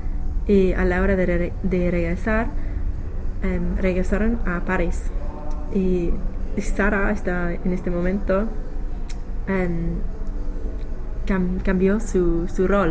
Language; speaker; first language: Spanish; non-native, learner; English